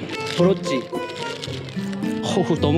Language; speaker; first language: Korean; native; Korean